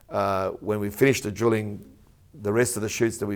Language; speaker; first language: English; native; English